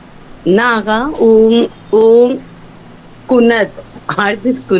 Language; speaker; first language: Persian; non-native, learner; Urdu